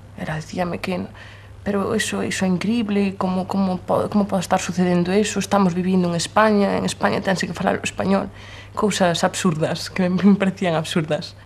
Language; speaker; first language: Galician; native; Galician